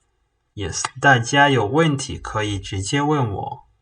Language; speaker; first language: Chinese; non-native, fluent; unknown